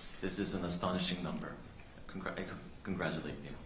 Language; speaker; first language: English; non-native, fluent; Korean